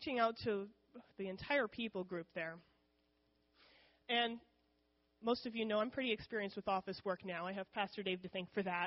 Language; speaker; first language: English; native; English